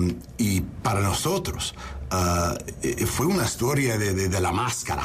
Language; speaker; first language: Spanish; non-native, learner; English